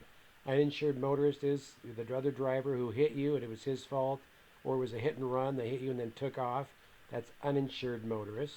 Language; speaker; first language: English; native; English